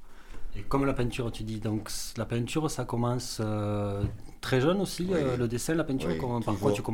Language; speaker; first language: French; native; French